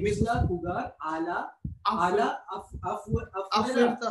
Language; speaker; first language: Spanish; non-native, learner; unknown